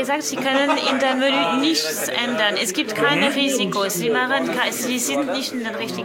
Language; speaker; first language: German; non-native, learner; French